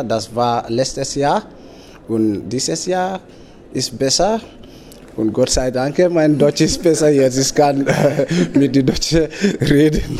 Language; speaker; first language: German; non-native, learner; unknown